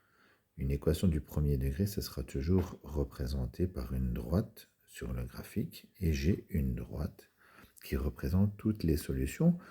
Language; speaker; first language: French; native; French